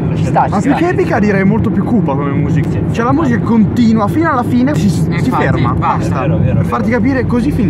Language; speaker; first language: Italian; native; Italian